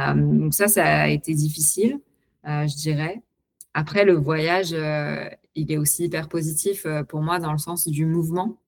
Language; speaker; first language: French; native; French